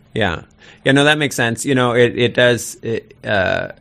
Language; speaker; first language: English; native; English